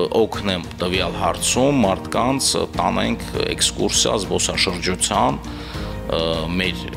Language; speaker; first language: Armenian; native; Armenian